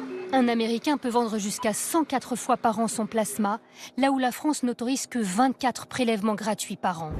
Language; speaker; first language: French; native; French